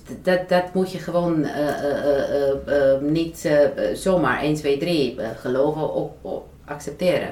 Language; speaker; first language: Dutch; non-native, fluent; Romanian